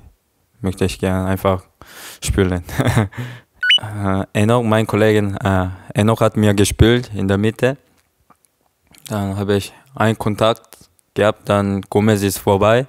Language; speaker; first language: German; non-native, learner; Korean